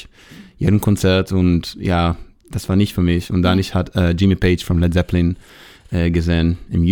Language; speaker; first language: German; non-native, learner; Hebrew